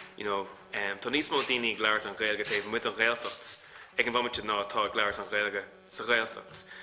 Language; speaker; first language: Irish; non-native, local second language; English